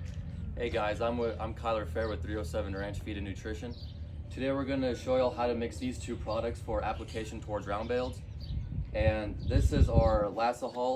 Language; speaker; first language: English; native; English